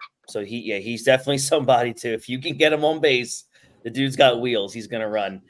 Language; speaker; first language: English; native; English